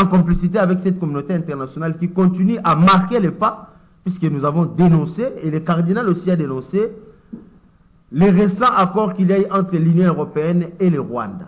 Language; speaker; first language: French; non-native, local second language; Lingala